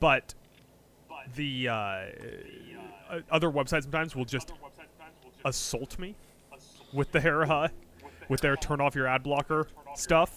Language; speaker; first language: English; native; English